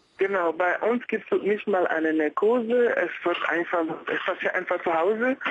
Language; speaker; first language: German; non-native, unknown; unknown